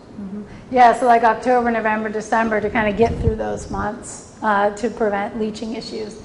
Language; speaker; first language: English; native; English